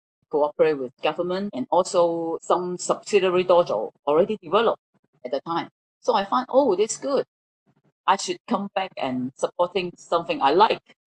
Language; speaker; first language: English; non-native, local second language; Cantonese